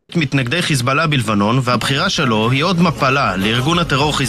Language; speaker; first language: Hebrew; native; Hebrew